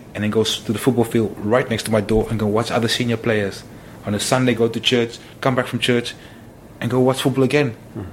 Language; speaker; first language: English; non-native, local second language; Afrikaans